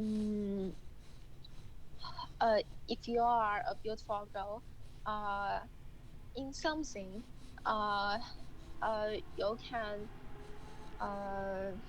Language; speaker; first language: English; non-native, learner; Chinese